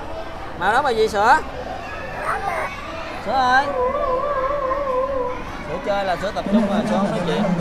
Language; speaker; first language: Vietnamese; native; Vietnamese